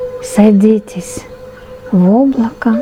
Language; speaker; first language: Russian; native; Russian